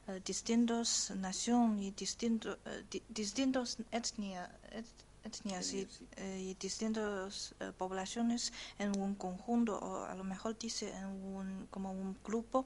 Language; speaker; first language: Spanish; non-native, learner; Chinese